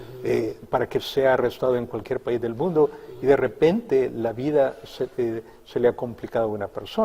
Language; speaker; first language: Spanish; native; Spanish